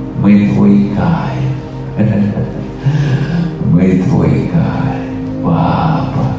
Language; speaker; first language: Russian; native; Russian